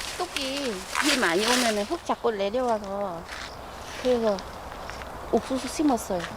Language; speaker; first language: Korean; non-native, learner; Vietnamese